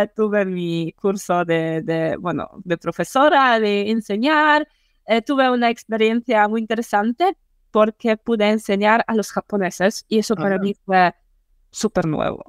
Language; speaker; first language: Spanish; non-native, fluent; Polish